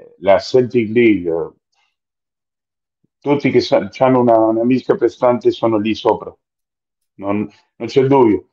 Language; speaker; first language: Italian; non-native, fluent; Spanish